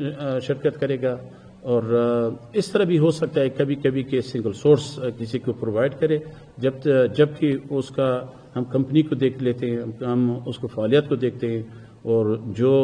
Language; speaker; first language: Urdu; non-native, fluent; Persian